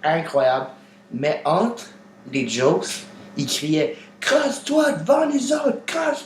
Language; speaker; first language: French; native; French